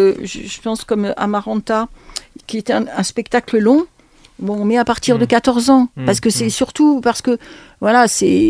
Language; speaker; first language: French; native; French